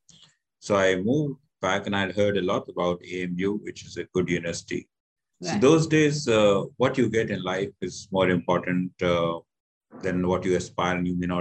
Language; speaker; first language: English; non-native, local second language; Hindi